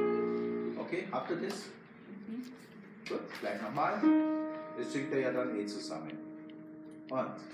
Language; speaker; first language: German; native; German